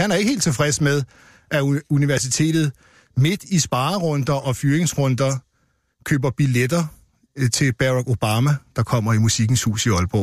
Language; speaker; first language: Danish; native; Danish